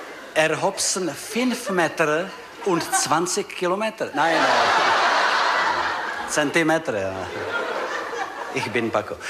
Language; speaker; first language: German; non-native, learner; Czech